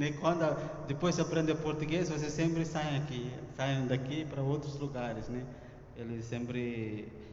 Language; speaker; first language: Portuguese; non-native, fluent; Tamil